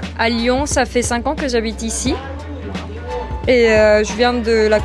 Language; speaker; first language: French; non-native, fluent; Korean